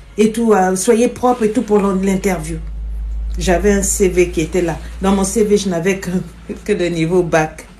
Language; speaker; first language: French; non-native, local second language; Lingala